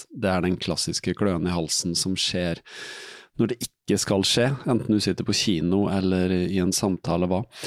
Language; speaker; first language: Norwegian; native; Norwegian